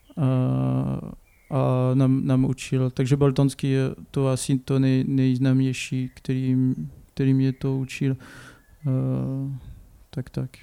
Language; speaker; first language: Czech; non-native, learner; French